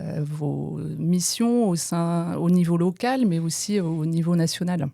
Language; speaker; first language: French; native; French